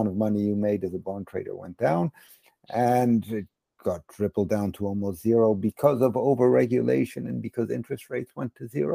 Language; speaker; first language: English; native; English